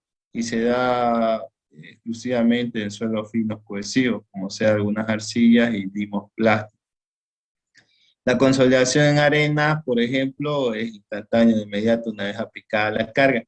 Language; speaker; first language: Spanish; native; Spanish